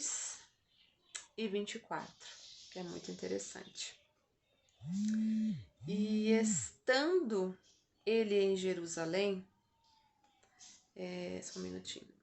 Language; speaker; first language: Portuguese; native; Portuguese